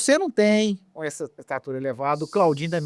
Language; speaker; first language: Portuguese; native; Portuguese